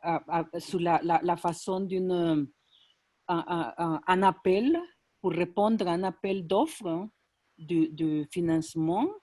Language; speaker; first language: French; non-native, fluent; Spanish